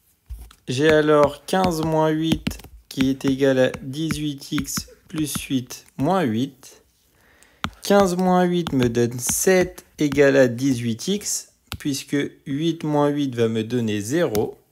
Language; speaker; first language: French; native; French